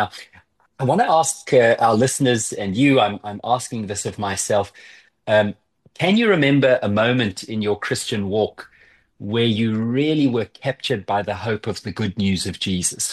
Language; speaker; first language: English; native; English